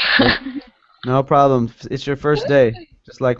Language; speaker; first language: English; native; English